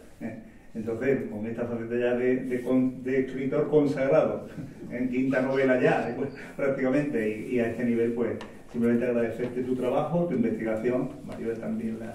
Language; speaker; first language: Spanish; native; Spanish